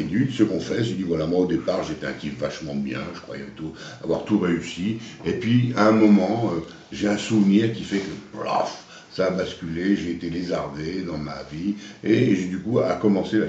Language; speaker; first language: French; native; French